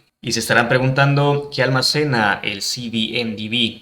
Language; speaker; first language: Spanish; native; Spanish